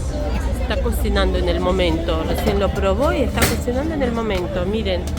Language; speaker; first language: Spanish; non-native, fluent; Russian